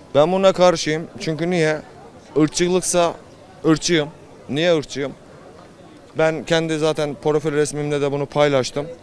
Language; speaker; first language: Turkish; native; Turkish